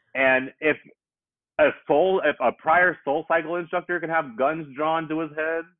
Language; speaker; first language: English; native; English